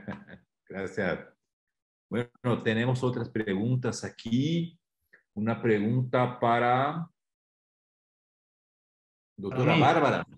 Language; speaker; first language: Spanish; non-native, fluent; Portuguese